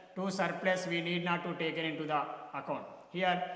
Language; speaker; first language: English; non-native, local second language; Telugu